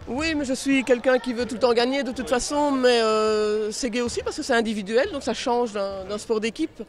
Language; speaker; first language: French; native; French